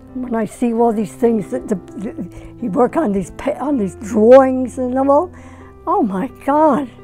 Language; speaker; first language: English; native; English